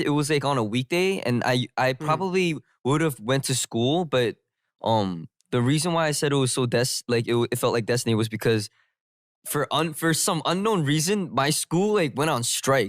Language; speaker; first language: English; early bilingual, other home language; Korean